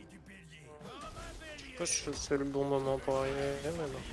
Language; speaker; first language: French; native; French